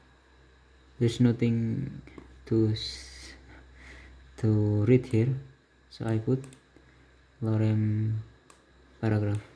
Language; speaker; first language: English; non-native, learner; Indonesian